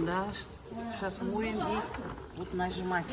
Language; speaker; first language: Russian; non-native, local second language; Uzbek